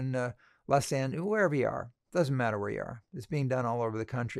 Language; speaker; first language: English; native; English